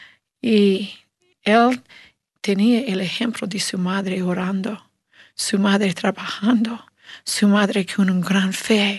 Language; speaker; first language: Spanish; non-native, learner; English